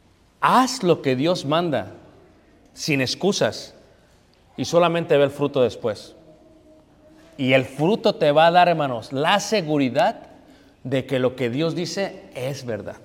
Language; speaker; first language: Spanish; native; Spanish